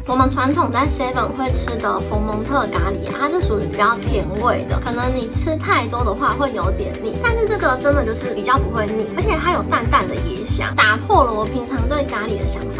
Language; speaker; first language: Chinese; native; Chinese